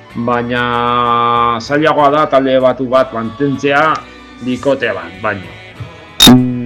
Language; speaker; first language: Basque; non-native, local second language; Spanish